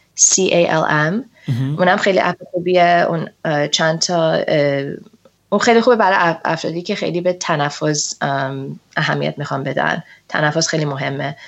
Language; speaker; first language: Persian; early bilingual, heritage; Persian